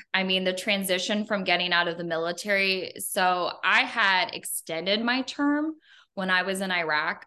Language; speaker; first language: English; native; English